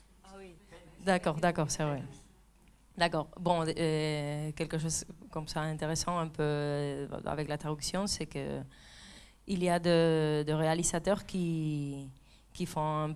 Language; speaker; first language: French; non-native, fluent; Spanish